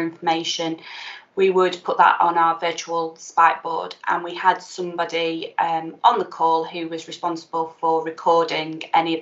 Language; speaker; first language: English; native; English